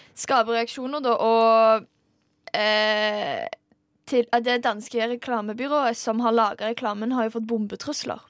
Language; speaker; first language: Norwegian; native; Norwegian